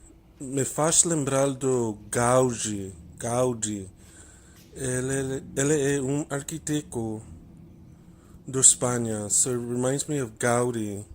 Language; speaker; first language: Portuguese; non-native, learner; English